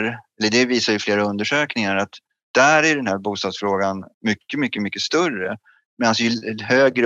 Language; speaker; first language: Swedish; native; Swedish